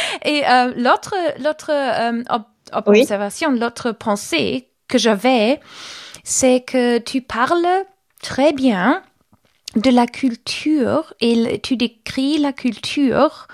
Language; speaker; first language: French; non-native, learner; German